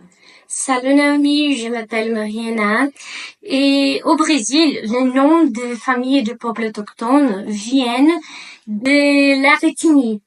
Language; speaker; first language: French; non-native, learner; Portuguese